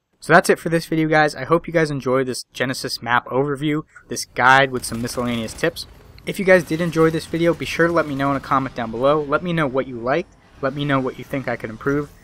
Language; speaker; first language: English; native; English